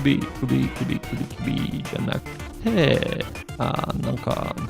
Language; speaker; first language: Japanese; non-native, learner; English